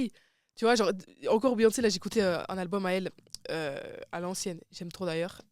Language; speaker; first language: French; native; French